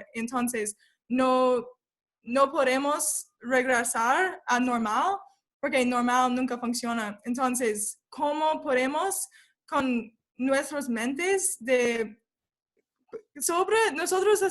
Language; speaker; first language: Spanish; non-native, learner; English